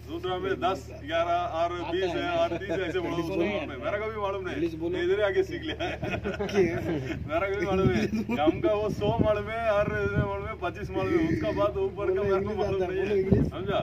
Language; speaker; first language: Hindi; non-native, local second language; Tamil